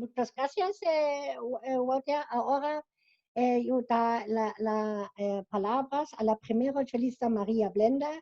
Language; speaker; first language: Spanish; non-native, fluent; German